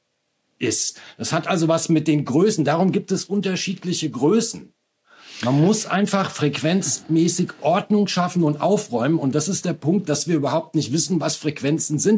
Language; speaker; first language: German; native; German